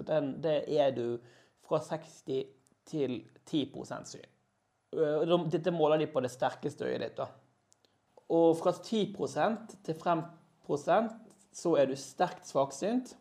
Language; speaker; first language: Norwegian; native; Norwegian